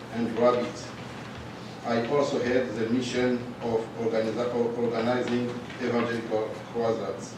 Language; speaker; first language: English; non-native, learner; Rundi